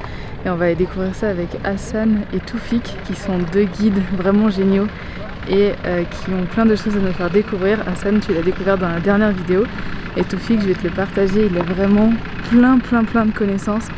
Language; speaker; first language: French; native; French